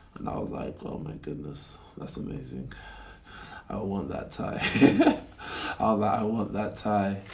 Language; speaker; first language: English; native; English